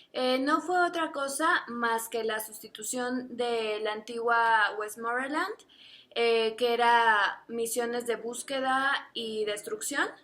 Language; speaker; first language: Spanish; native; Spanish